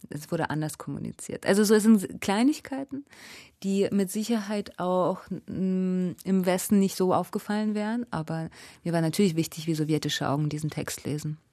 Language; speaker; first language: German; early bilingual, other home language; Russian